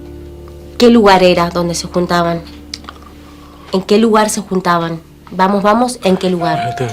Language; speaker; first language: Spanish; native; Spanish